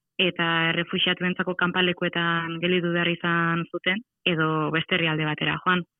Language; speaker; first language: Basque; native; Basque